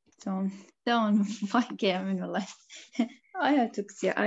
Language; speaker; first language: Finnish; non-native, learner; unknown